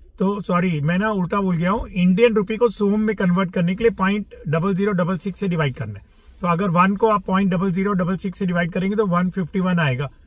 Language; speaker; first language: Hindi; native; Hindi